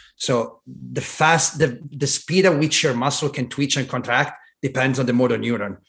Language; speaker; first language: English; non-native, fluent; Italian